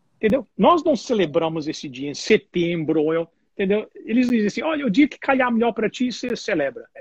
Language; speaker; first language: Portuguese; non-native, fluent; English